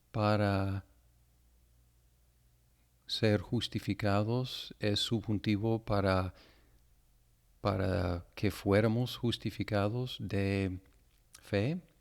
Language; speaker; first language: Spanish; non-native, fluent; English